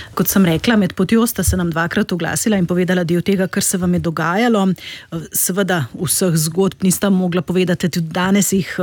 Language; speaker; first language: Slovenian; native; Slovenian